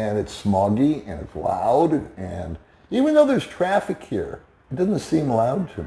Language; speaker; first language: English; native; English